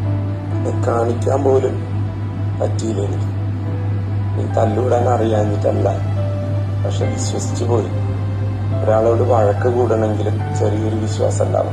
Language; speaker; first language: Malayalam; native; Malayalam